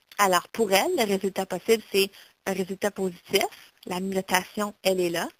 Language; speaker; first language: French; native; French